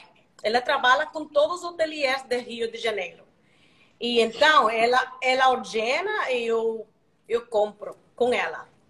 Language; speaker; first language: Portuguese; non-native, learner; Spanish